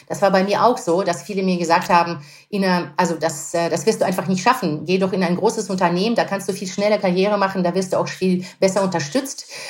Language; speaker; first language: German; non-native, fluent; Russian